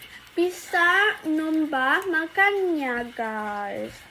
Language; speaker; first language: Indonesian; early bilingual, heritage; English